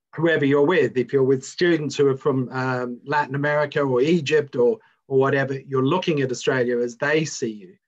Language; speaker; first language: English; native; English